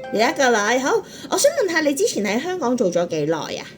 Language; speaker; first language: Cantonese; native; Cantonese